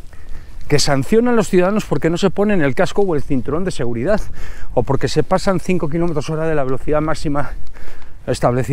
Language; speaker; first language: Spanish; native; Spanish